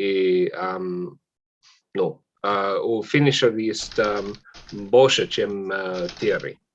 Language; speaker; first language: Russian; non-native, fluent; English